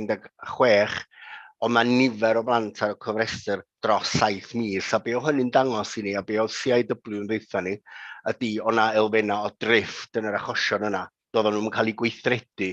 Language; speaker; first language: Welsh; native; Welsh